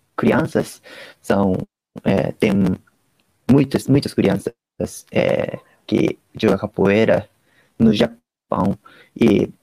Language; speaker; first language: Portuguese; non-native, fluent; Japanese